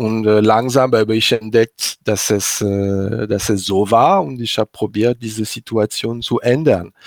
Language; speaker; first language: German; non-native, learner; French